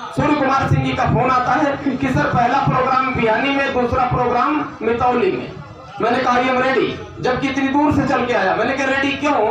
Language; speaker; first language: Hindi; native; Hindi